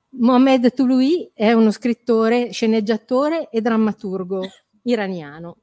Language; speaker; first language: Italian; native; Italian